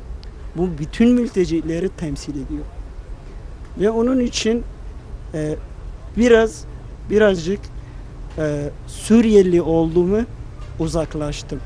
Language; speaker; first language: Turkish; non-native, fluent; Arabic